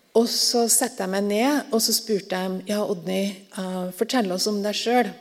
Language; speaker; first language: Norwegian; native; Norwegian